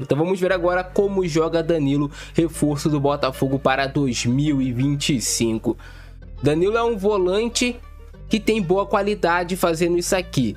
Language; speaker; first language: Portuguese; native; Portuguese